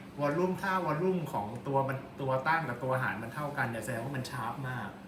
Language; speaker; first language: Thai; native; Thai